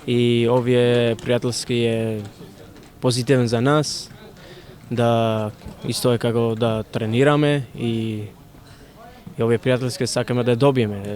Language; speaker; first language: Macedonian; non-native, fluent; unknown